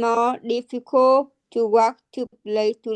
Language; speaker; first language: English; non-native, learner; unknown